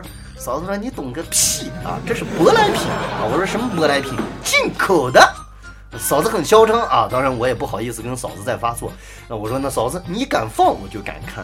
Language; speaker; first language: Chinese; native; Chinese